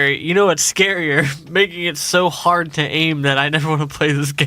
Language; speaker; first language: English; native; English